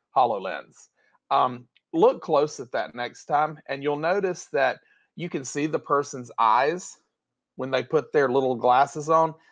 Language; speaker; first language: English; native; English